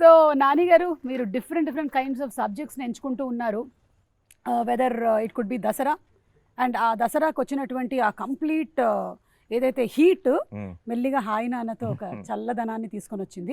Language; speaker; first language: Telugu; native; Telugu